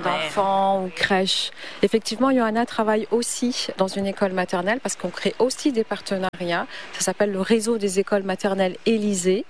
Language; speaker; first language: French; native; French